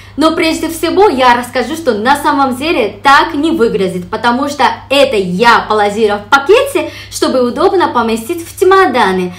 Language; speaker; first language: Russian; non-native, fluent; Japanese